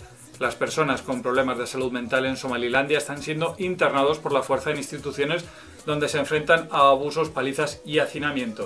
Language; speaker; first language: Spanish; native; Spanish